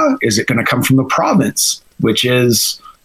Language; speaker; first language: English; native; English